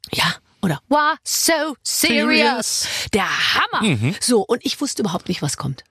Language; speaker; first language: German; native; German